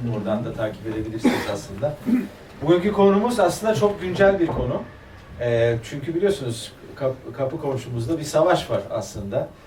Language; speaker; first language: Turkish; early bilingual, other home language; German